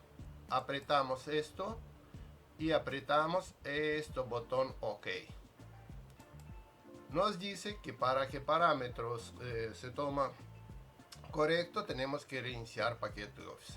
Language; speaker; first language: Spanish; non-native, fluent; Russian